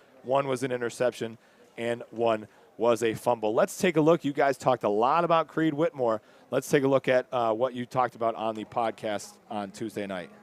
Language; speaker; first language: English; native; English